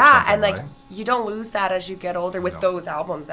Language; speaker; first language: English; native; English